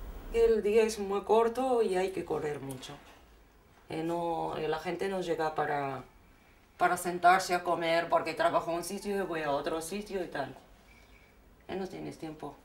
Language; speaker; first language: Spanish; non-native, fluent; Arabic